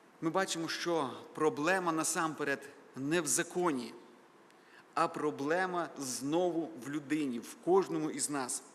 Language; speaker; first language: Ukrainian; native; Ukrainian